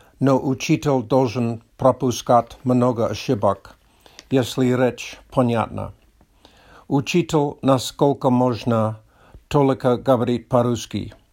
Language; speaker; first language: Russian; non-native, learner; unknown